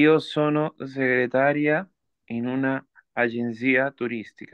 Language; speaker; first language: Italian; non-native, learner; Spanish